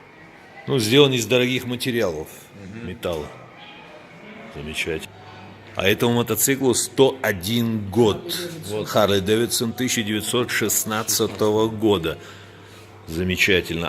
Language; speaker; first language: Russian; native; Russian